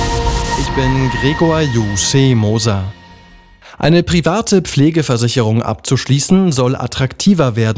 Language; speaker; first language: German; native; German